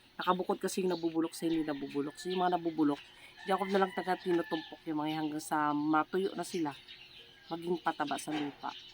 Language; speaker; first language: Filipino; native; Filipino